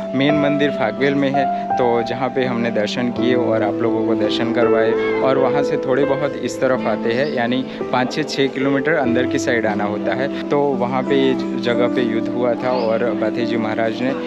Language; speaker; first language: Hindi; non-native, local second language; Gujarati